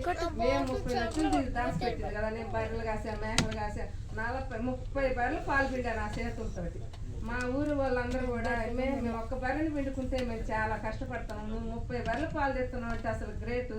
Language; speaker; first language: Telugu; native; Telugu